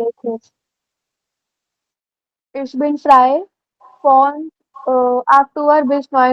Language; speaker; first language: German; non-native, fluent; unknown